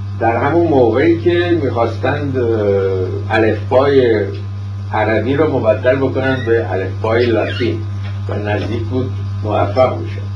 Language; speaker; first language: Persian; early bilingual, other home language; French